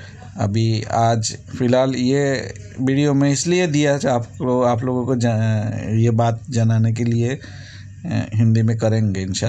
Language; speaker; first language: Hindi; non-native, local second language; Bangla